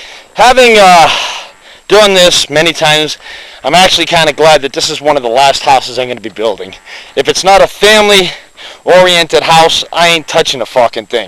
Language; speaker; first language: English; native; English